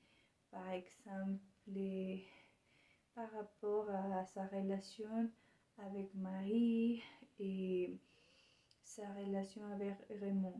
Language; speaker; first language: French; non-native, learner; Spanish